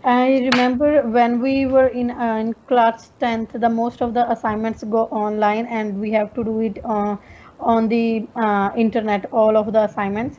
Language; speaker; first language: English; non-native, local second language; Punjabi